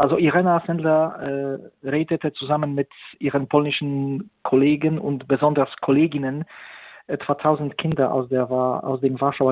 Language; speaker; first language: German; non-native, fluent; Polish